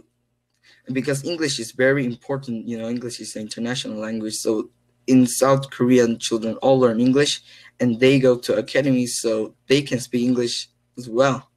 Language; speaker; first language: English; non-native, learner; Korean